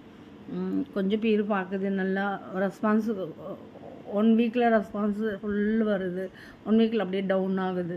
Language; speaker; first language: Tamil; non-native, learner; Malayalam